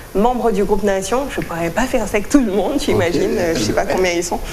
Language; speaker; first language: French; native; French